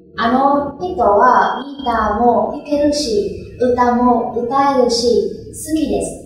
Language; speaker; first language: Japanese; non-native, fluent; Vietnamese